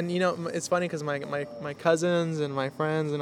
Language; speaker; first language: English; native; English